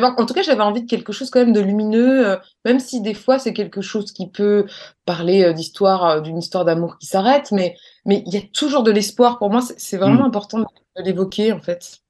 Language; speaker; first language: French; native; French